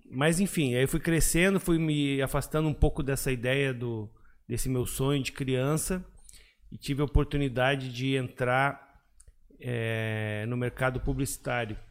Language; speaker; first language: Portuguese; native; Portuguese